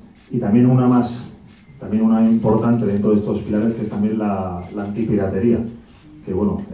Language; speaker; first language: Spanish; native; Spanish